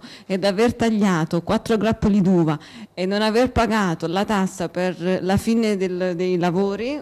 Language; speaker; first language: Italian; native; Italian